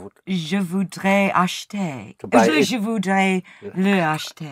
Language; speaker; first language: French; non-native, learner; English